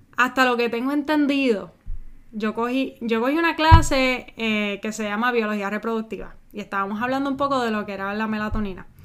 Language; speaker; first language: Spanish; early bilingual, heritage; Spanish